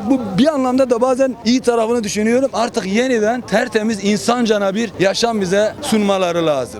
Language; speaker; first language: Turkish; native; Turkish